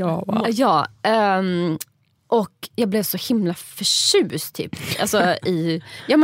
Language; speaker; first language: Swedish; native; Swedish